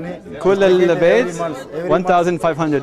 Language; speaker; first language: Arabic; non-native, learner; English